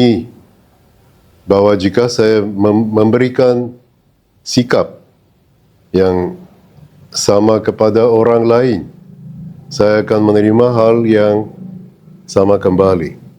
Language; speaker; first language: Indonesian; non-native, fluent; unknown